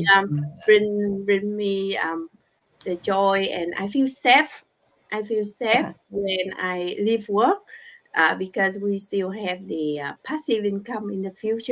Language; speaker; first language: English; non-native, learner; Vietnamese